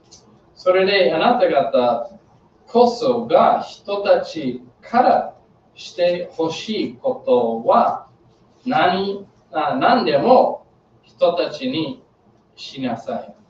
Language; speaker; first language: Japanese; non-native, learner; English